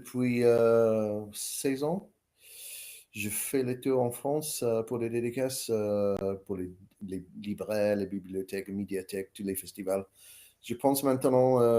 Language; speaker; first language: French; non-native, learner; English